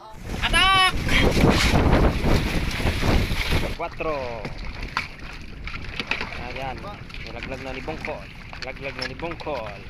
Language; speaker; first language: Filipino; non-native, local second language; Masbatenyo